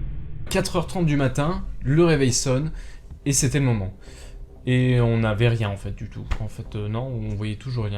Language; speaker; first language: French; native; French